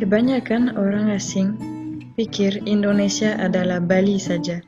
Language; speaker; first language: Indonesian; non-native, fluent; French